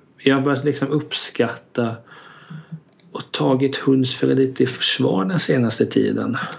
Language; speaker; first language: Swedish; native; Swedish